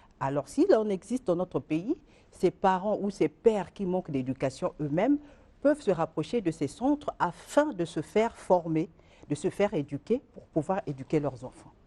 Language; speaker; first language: French; non-native, local second language; Lingala